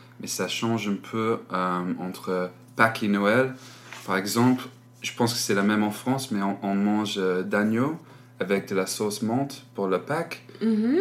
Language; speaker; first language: French; non-native, learner; English